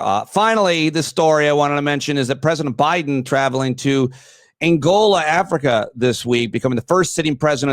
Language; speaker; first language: English; native; English